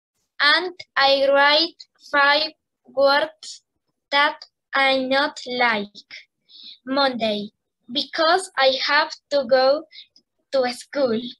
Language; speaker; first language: English; non-native, learner; Spanish